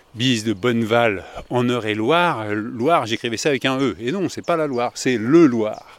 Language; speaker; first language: French; native; French